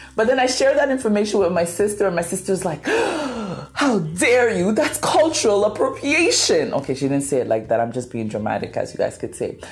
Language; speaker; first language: English; non-native, local second language; Akan